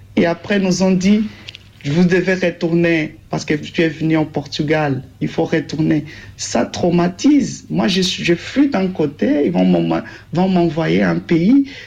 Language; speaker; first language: French; non-native, fluent; Portuguese